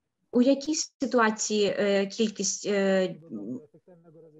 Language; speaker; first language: Polish; non-native, learner; Ukrainian